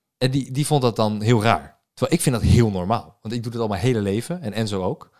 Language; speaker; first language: Dutch; native; Dutch